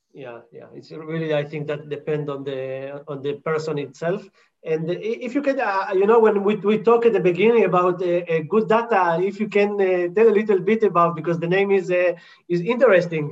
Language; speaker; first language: English; non-native, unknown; Hebrew